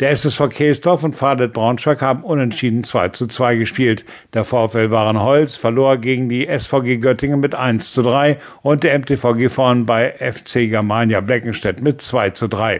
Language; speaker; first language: German; native; German